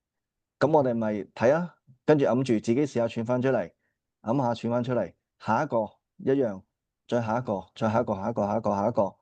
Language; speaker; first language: Cantonese; native; Cantonese